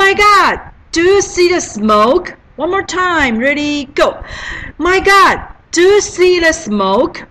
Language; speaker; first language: English; non-native, learner; Chinese